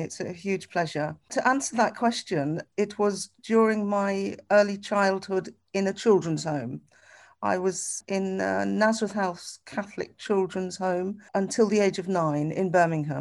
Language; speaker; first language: English; native; English